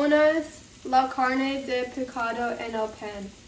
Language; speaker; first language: Spanish; non-native, learner; English